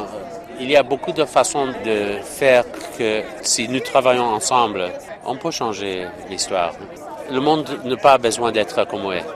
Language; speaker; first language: French; non-native, learner; English